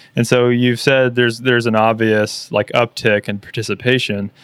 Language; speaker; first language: English; native; English